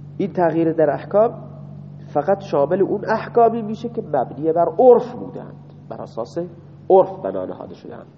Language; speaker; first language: Persian; non-native, local second language; Baluchi